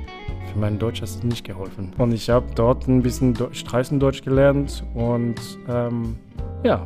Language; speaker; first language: German; non-native, fluent; French